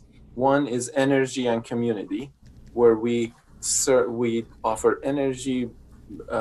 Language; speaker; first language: English; non-native, fluent; Persian